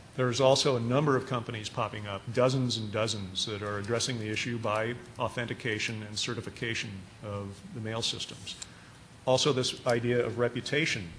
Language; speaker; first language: English; native; English